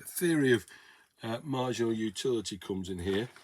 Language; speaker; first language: English; native; English